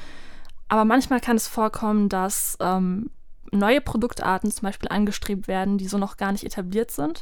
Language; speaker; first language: German; native; German